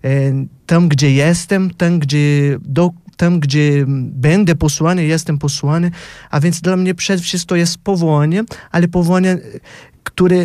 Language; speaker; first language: Polish; non-native, fluent; Portuguese